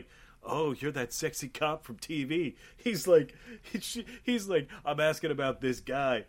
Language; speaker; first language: English; native; English